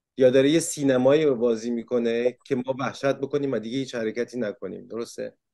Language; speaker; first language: Persian; early bilingual, heritage; Persian